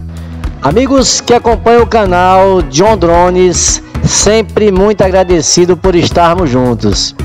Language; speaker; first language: Portuguese; native; Portuguese